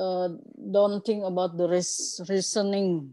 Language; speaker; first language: English; non-native, learner; Indonesian